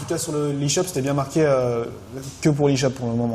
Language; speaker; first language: French; native; French